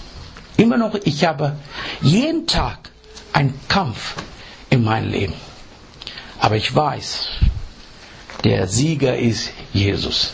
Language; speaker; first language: German; non-native, learner; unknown